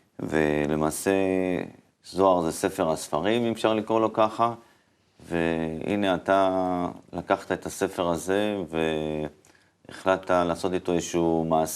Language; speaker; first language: Hebrew; native; Hebrew